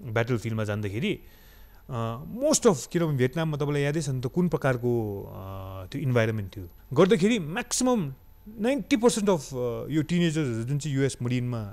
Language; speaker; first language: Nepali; native; Nepali